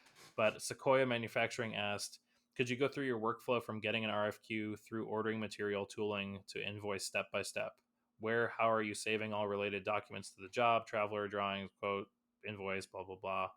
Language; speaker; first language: English; native; English